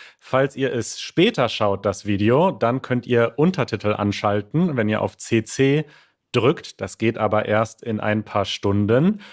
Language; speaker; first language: German; native; German